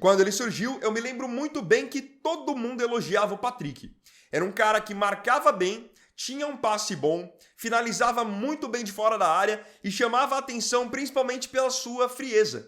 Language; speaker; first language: Portuguese; native; Portuguese